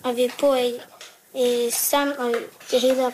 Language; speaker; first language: Danish; early bilingual, heritage; Danish